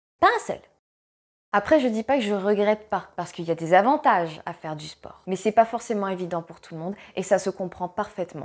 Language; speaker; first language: French; native; French